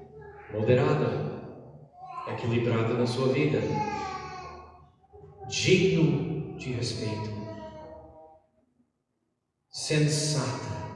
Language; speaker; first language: Portuguese; non-native, fluent; English